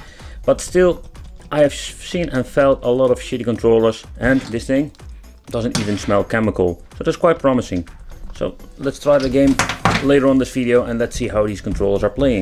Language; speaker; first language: English; non-native, fluent; Dutch